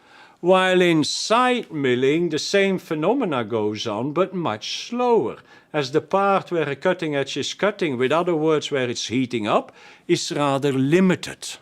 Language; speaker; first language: English; non-native, fluent; Dutch